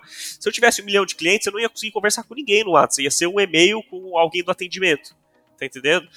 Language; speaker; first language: Portuguese; non-native, local second language; English